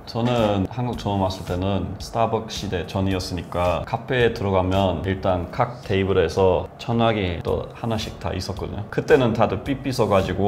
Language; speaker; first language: Korean; non-native, fluent; English